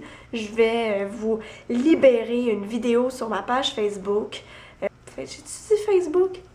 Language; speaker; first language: French; native; French